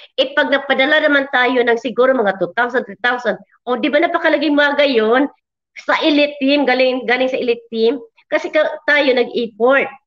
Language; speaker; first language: Filipino; non-native, local second language; Cebuano